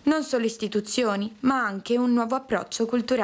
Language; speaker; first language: Italian; native; Italian